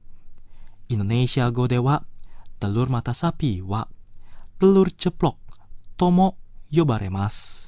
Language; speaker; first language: Japanese; non-native, fluent; Indonesian